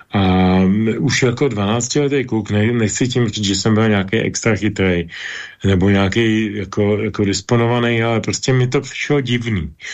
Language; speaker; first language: Czech; native; Czech